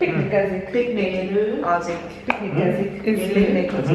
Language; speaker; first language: Hungarian; non-native, learner; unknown